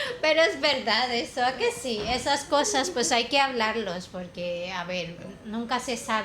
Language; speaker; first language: Spanish; non-native, fluent; Filipino